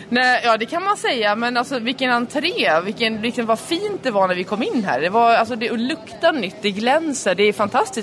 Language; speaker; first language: Swedish; native; Swedish